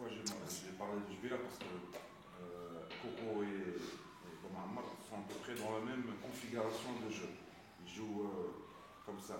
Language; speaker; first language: French; non-native, local second language; Arabic